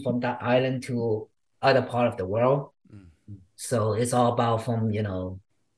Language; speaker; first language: English; non-native, fluent; Vietnamese